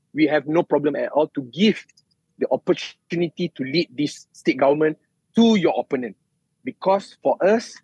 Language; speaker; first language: English; non-native, local second language; Malay